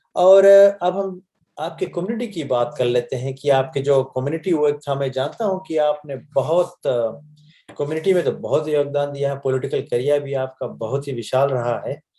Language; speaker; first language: Hindi; native; Hindi